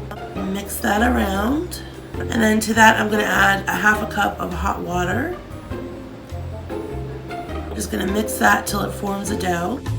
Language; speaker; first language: English; native; English